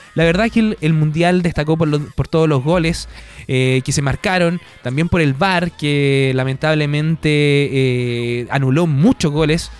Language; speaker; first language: Spanish; native; Spanish